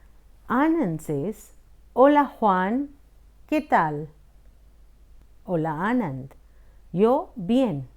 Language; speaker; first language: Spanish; non-native, fluent; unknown